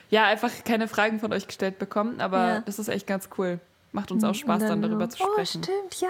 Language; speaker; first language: German; native; German